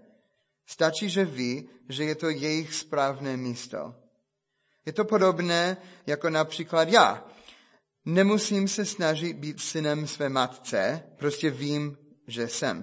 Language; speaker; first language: Czech; non-native, fluent; English